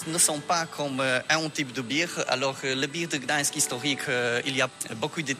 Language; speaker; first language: French; non-native, learner; Polish